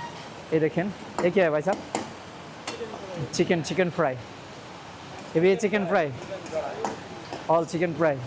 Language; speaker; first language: Hindi; non-native, learner; Bangla